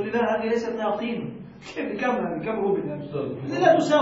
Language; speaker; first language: Arabic; native; Arabic